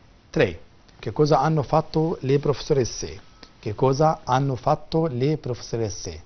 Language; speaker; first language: Italian; non-native, fluent; Arabic